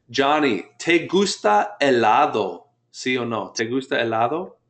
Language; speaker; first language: Spanish; non-native, fluent; English